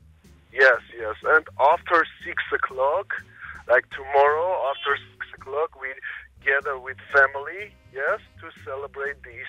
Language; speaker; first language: English; non-native, learner; Armenian